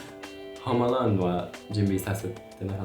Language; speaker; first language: Japanese; non-native, learner; English